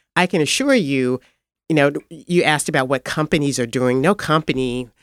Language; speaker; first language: English; native; English